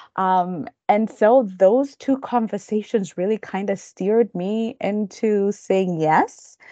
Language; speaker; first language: English; non-native, local second language; Kamba